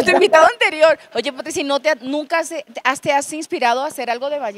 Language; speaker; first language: Spanish; native; Spanish